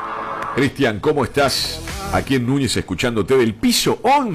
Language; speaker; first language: Spanish; native; Spanish